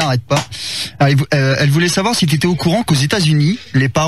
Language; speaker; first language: French; native; French